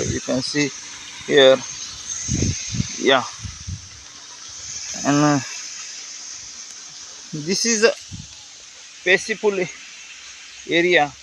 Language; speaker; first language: English; non-native, learner; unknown